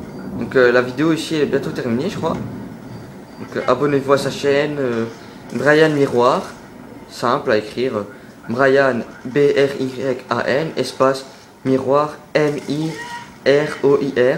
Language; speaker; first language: French; native; French